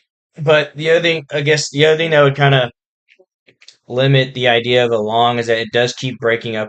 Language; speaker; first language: English; native; English